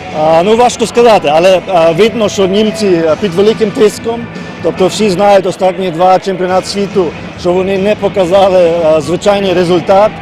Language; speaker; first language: Ukrainian; early bilingual, heritage; Ukrainian